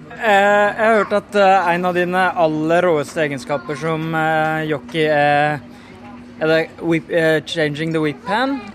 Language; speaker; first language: Norwegian; native; Norwegian